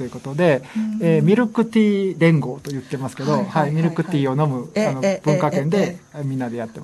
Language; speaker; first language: Japanese; native; Japanese